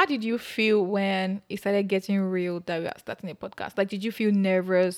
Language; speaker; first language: English; non-native, local second language; Yoruba